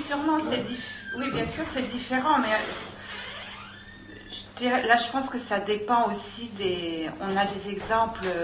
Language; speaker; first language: French; native; French